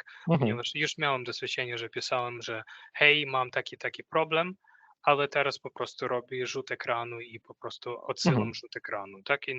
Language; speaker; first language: Polish; non-native, fluent; Ukrainian